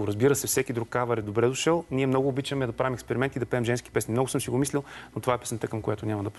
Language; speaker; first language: Bulgarian; native; Bulgarian